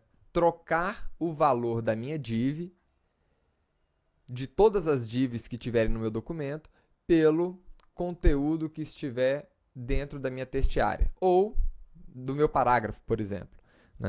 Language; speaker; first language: Portuguese; native; Portuguese